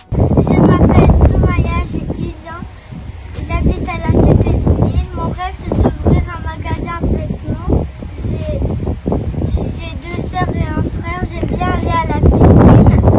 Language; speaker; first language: French; early bilingual, other home language; Chechen